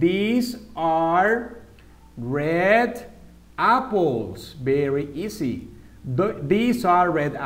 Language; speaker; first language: English; non-native, fluent; Spanish